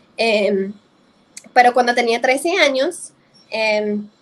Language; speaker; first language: Spanish; non-native, fluent; English